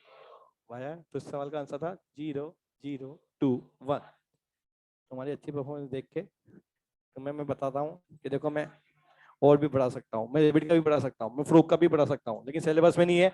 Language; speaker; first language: Hindi; native; Hindi